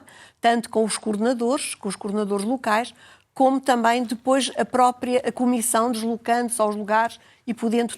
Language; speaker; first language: Portuguese; native; Portuguese